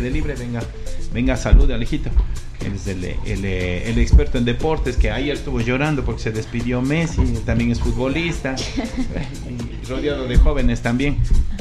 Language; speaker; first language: Spanish; native; Spanish